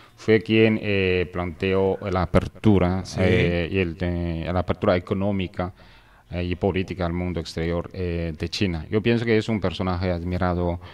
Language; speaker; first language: Spanish; non-native, fluent; Chinese